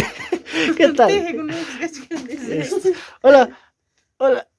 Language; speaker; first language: Spanish; native; Spanish